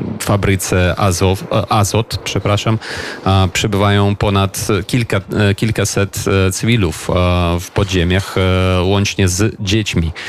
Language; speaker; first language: Polish; non-native, fluent; Ukrainian